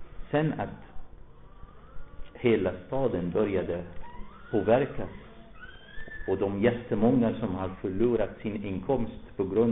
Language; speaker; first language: Swedish; non-native, fluent; Arabic